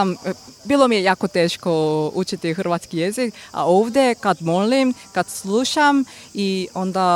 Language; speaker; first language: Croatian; non-native, learner; Korean